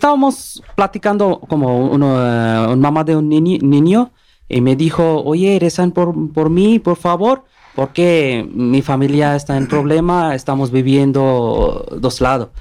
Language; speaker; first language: Spanish; non-native, learner; Bangla